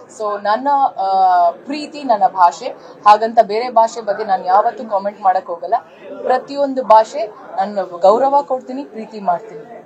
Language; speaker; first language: Kannada; native; Kannada